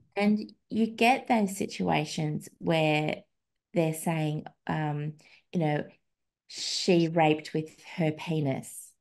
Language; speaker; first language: English; native; English